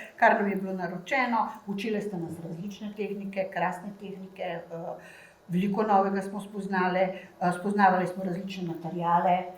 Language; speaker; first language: Slovenian; non-native, fluent; Bosnian